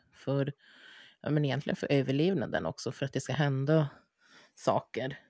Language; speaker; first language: Swedish; native; Swedish